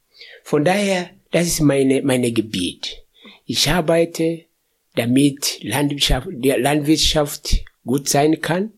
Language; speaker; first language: German; non-native, fluent; Swahili